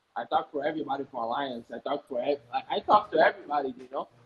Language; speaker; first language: English; non-native, fluent; Portuguese